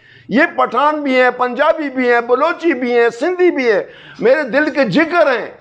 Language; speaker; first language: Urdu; non-native, local second language; Pashto